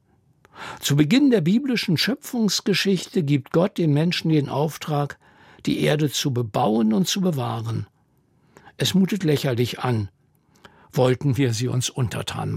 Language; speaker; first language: German; native; German